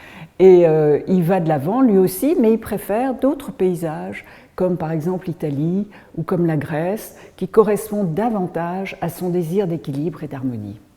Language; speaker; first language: French; native; French